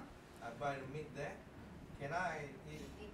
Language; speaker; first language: English; non-native, learner; Malay